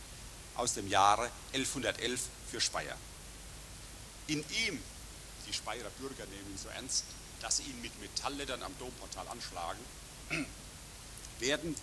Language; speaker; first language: German; native; German